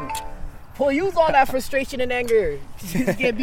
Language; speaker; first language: English; early bilingual, other home language; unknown